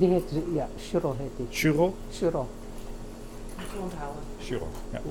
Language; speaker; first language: Dutch; non-native, learner; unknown